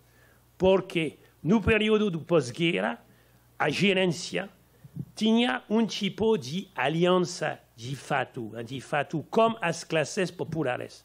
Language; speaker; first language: Portuguese; non-native, learner; French